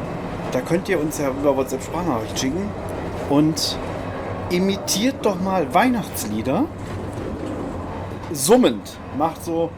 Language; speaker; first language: German; native; German